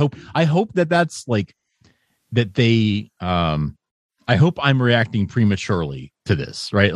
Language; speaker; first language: English; native; English